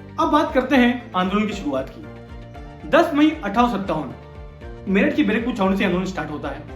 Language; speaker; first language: Hindi; non-native, local second language; Bangla